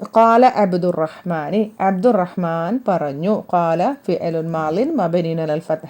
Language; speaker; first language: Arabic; non-native, fluent; Malayalam